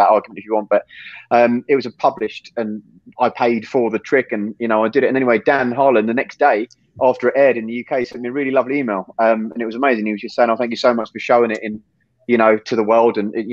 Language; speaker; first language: English; native; English